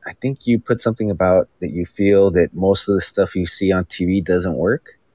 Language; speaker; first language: English; native; English